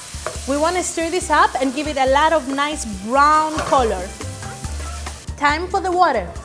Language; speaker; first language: English; non-native, fluent; Greek